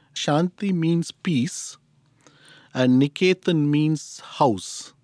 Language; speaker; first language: English; non-native, local second language; Tamil